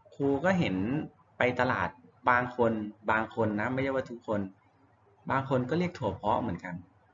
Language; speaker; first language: Thai; native; Thai